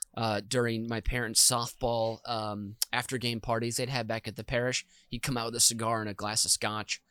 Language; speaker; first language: English; native; English